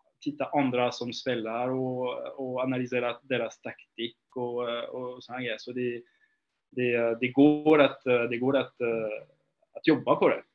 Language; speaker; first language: Swedish; non-native, fluent; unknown